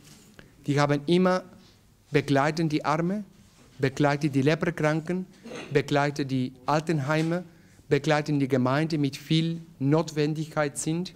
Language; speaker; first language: German; non-native, learner; Spanish